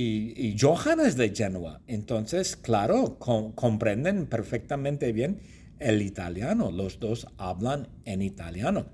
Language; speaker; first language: Spanish; non-native, fluent; English